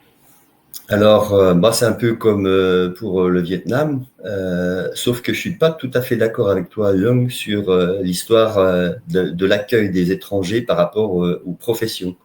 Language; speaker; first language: French; native; French